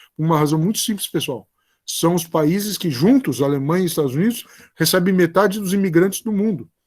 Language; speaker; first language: Portuguese; native; Portuguese